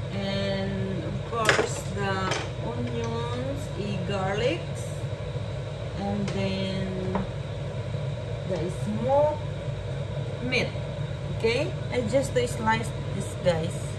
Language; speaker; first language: English; non-native, learner; Filipino